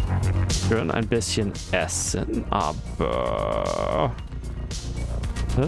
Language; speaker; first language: German; non-native, fluent; English